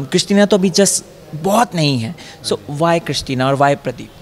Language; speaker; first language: Hindi; native; Hindi